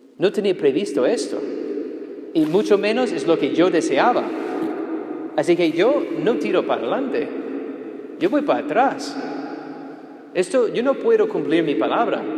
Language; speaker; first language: Spanish; non-native, fluent; English